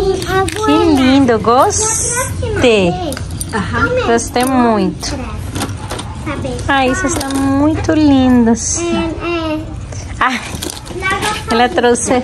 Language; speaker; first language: Portuguese; non-native, fluent; Spanish